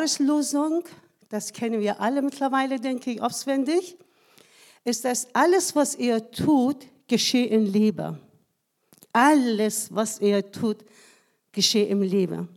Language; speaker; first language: German; non-native, fluent; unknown